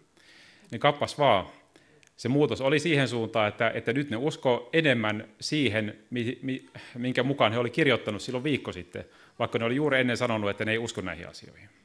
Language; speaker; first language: Finnish; native; Finnish